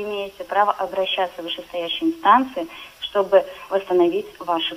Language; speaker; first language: Russian; native; Russian